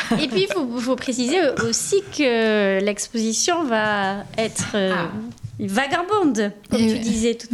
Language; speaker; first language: French; native; French